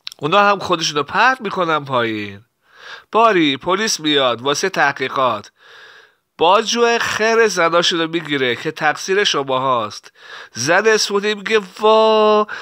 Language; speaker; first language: Persian; non-native, local second language; Assyrian Neo-Aramaic